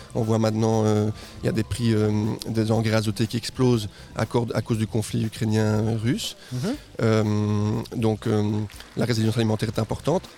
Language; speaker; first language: French; non-native, fluent; Spanish